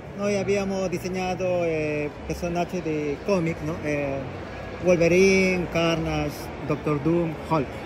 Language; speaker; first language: Italian; non-native, learner; Spanish